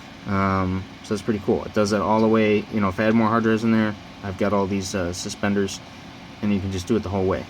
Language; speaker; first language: English; native; English